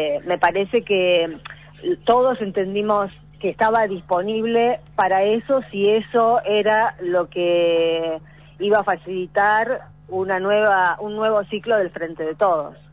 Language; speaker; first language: Spanish; native; Spanish